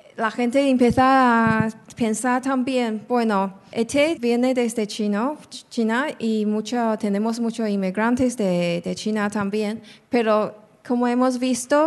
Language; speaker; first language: Spanish; non-native, fluent; Chinese